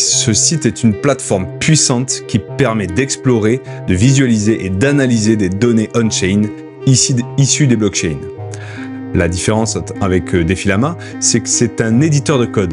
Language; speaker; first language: French; native; French